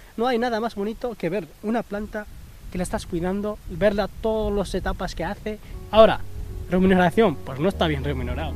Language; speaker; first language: Spanish; early bilingual, other home language; Arabic